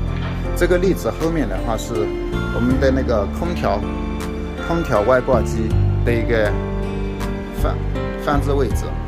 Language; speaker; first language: Chinese; native; Chinese